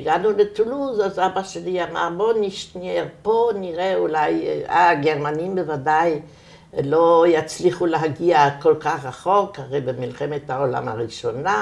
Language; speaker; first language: Hebrew; non-native, fluent; German